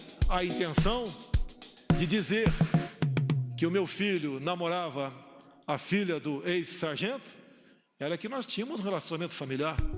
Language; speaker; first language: Portuguese; native; Portuguese